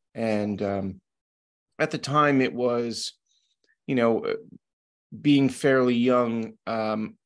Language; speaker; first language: English; native; English